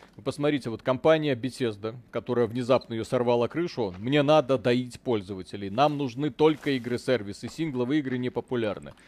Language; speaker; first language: Russian; native; Russian